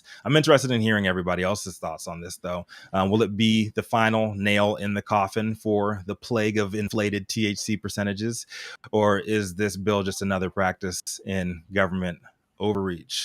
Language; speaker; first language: English; native; English